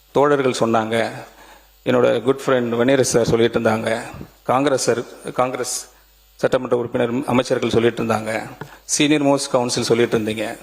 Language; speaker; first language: Tamil; native; Tamil